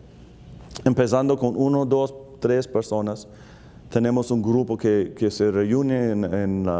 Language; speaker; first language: Spanish; non-native, fluent; English